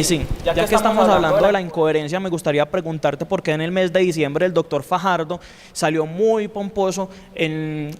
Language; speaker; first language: Spanish; native; Spanish